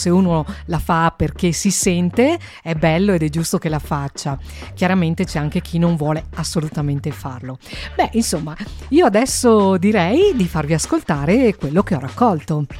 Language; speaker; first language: Italian; native; Italian